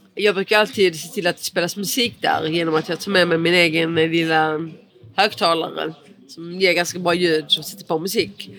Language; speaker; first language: Swedish; early bilingual, other home language; Portuguese